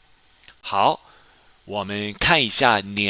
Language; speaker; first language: Chinese; non-native, fluent; English